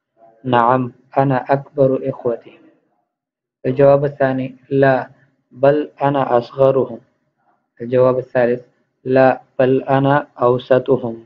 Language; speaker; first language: Arabic; non-native, fluent; Urdu